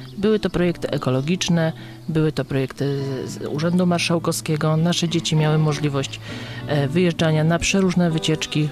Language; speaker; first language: Polish; native; Polish